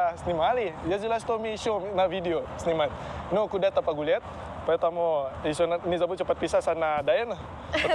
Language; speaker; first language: Russian; non-native, learner; Indonesian